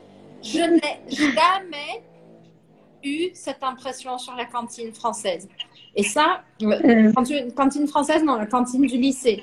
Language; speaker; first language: French; non-native, fluent; Portuguese